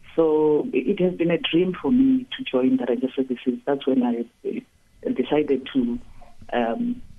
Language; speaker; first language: English; non-native, local second language; Tsonga